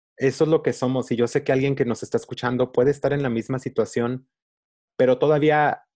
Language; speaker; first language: Spanish; early bilingual, other home language; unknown